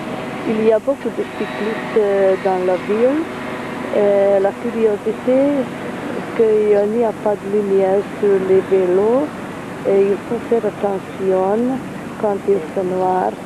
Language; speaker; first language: French; non-native, fluent; Hungarian